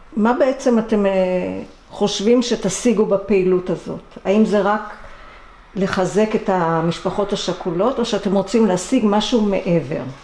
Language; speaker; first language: Hebrew; native; Hebrew